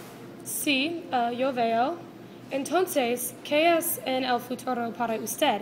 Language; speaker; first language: Spanish; non-native, learner; English